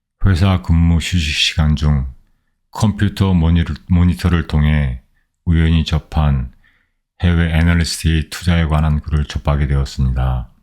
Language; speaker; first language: Korean; native; Korean